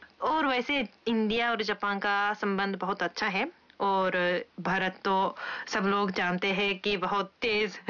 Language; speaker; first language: Hindi; non-native, fluent; Japanese